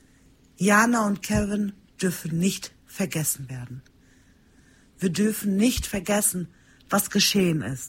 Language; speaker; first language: German; early bilingual, other home language; Turkish